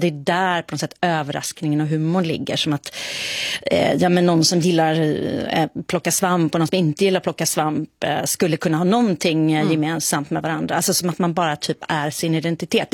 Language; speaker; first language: Swedish; native; Swedish